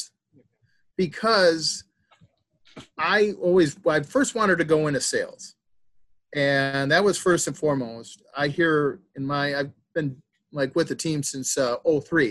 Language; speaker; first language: English; native; English